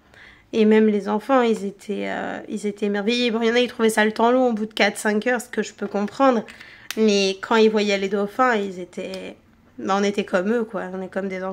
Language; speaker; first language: French; native; French